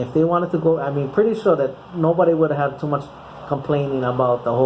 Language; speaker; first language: English; native; English